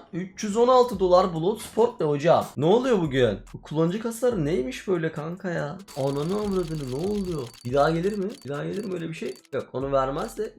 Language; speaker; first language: Turkish; native; Turkish